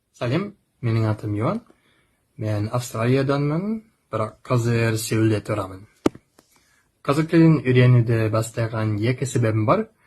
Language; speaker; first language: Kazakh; non-native, learner; English